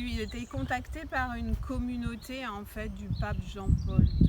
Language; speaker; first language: French; native; French